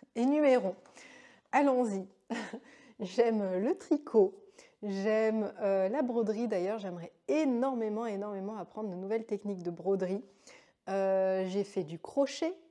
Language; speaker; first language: French; native; French